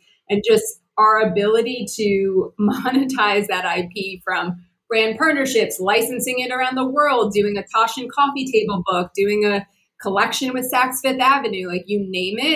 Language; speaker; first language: English; native; English